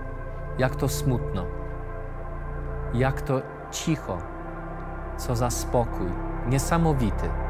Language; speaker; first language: Polish; early bilingual, heritage; English